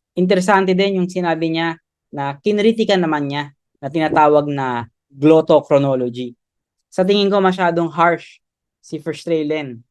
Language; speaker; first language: Filipino; native; Filipino